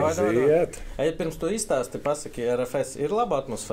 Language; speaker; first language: Latvian; native; Latvian